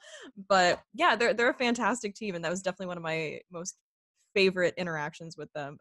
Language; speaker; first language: English; native; English